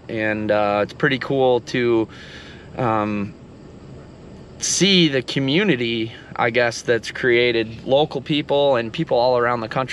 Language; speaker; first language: English; native; English